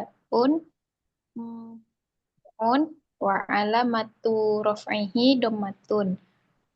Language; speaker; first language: Arabic; non-native, learner; Indonesian